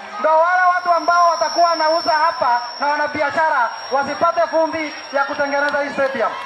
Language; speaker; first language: Swahili; non-native, local second language; Kikuyu